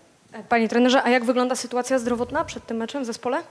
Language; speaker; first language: Polish; native; Polish